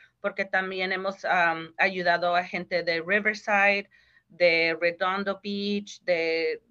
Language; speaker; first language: Spanish; early bilingual, heritage; Spanish